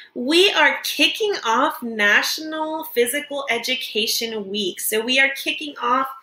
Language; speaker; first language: English; native; English